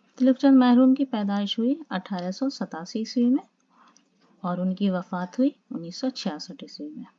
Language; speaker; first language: Urdu; native; Urdu